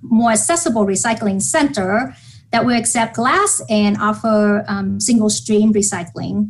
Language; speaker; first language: English; non-native, fluent; Vietnamese